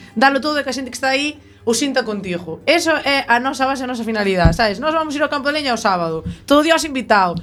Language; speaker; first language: Galician; non-native, local second language; Spanish